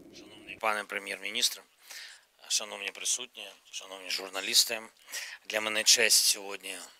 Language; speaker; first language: Ukrainian; non-native, local second language; Russian